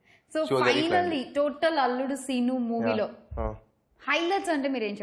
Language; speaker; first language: Telugu; native; Telugu